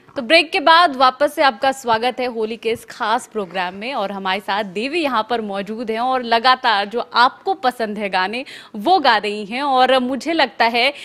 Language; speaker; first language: Hindi; native; Hindi